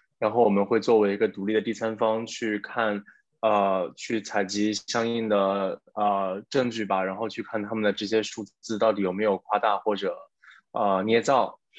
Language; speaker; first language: Chinese; native; Chinese